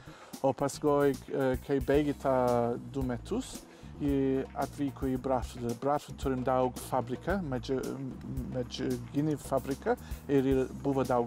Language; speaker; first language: Lithuanian; non-native, learner; English